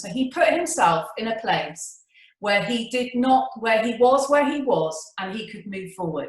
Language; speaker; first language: English; native; English